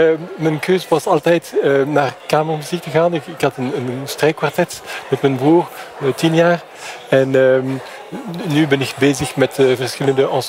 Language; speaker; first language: Dutch; non-native, fluent; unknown